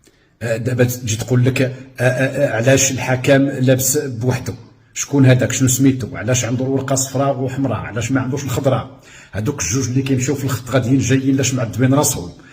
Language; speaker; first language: Arabic; native; Arabic